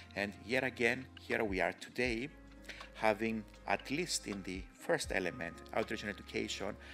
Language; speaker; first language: English; non-native, fluent; Greek